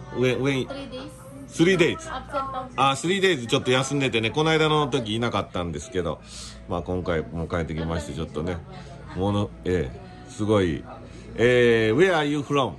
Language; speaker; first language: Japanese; native; Japanese